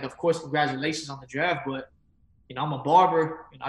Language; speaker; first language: English; native; English